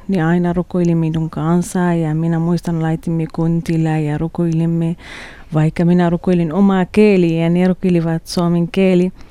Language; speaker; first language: Finnish; non-native, learner; Arabic